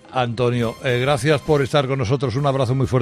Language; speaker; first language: Spanish; native; Spanish